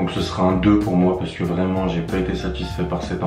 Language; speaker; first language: French; native; French